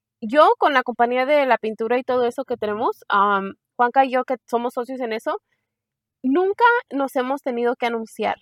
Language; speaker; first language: Spanish; early bilingual, heritage; Spanish